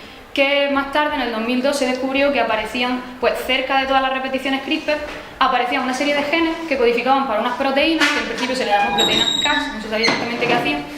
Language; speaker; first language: Spanish; native; Spanish